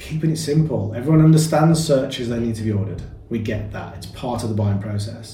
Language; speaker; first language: English; native; English